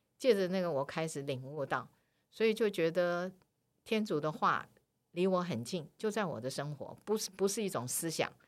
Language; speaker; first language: Chinese; native; Chinese